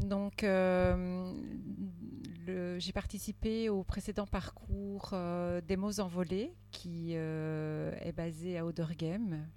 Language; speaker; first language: French; native; French